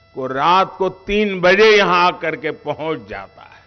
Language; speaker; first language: Hindi; non-native, local second language; Gujarati